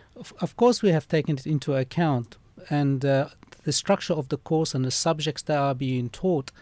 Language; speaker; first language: English; early bilingual, other home language; Arabic